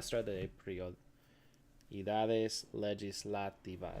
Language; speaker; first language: Spanish; non-native, learner; English